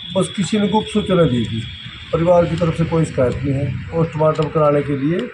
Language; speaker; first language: Hindi; native; Hindi